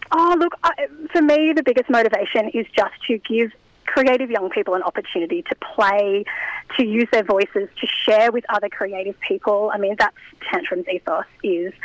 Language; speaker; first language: English; native; English